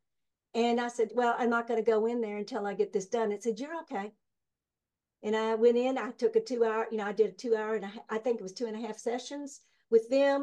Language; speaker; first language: English; native; English